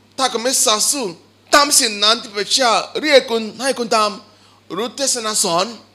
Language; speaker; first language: Thai; non-native, fluent; Igbo